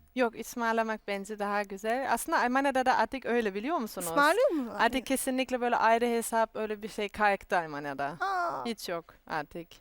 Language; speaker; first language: Turkish; non-native, fluent; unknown